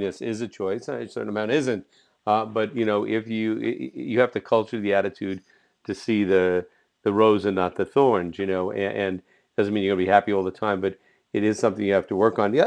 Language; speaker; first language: English; native; English